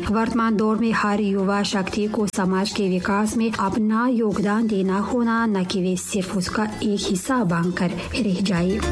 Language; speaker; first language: Hindi; non-native, fluent; Tajik